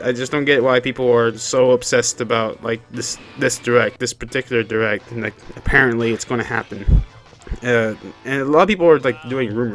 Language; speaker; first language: English; native; English